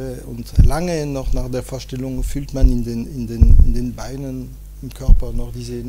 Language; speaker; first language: German; non-native, fluent; French